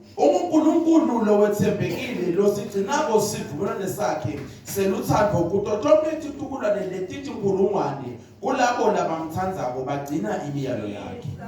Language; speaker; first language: Zulu; non-native, local second language; Swati